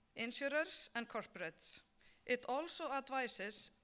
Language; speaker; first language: English; non-native, fluent; Icelandic